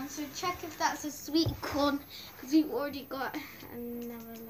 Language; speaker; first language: English; native; English